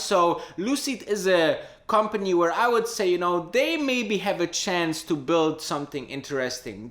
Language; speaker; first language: English; non-native, fluent; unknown